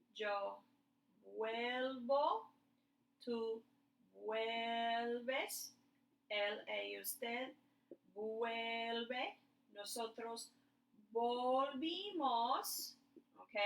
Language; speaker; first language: Spanish; non-native, fluent; English